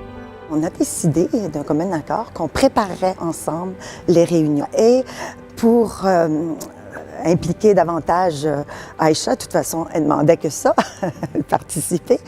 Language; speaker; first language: French; native; French